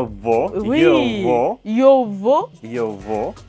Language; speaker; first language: French; non-native, fluent; Russian